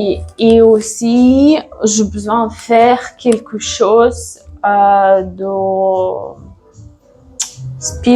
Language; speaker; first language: French; non-native, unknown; Russian